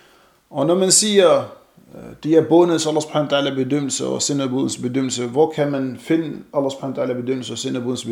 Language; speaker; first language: Danish; non-native, fluent; Arabic